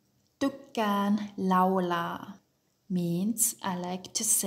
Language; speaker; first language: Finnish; non-native, fluent; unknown